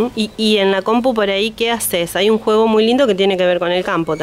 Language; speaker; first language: Spanish; native; Spanish